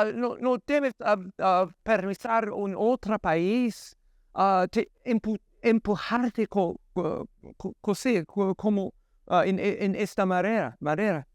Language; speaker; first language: Spanish; non-native, learner; English